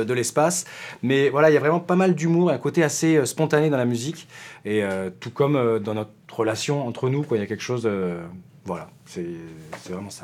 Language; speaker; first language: French; native; French